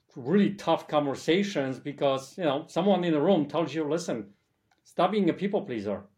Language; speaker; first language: English; early bilingual, other home language; Polish